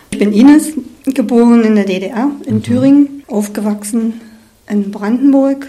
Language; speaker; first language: German; native; German